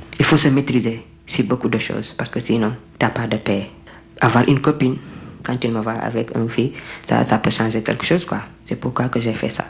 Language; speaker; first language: French; non-native, local second language; Wolof